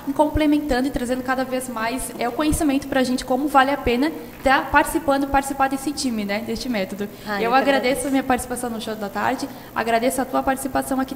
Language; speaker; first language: Portuguese; native; Portuguese